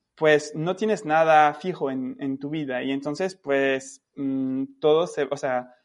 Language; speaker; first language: Spanish; non-native, fluent; French